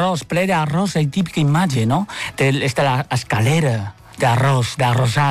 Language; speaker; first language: Catalan; non-native, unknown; Chinese